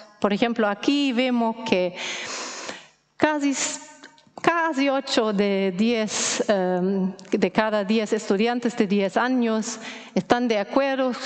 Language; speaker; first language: Spanish; non-native, fluent; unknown